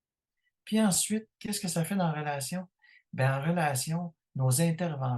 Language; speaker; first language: French; native; French